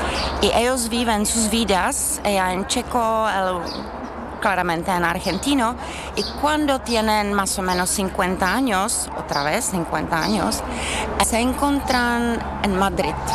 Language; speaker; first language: Spanish; non-native, fluent; Czech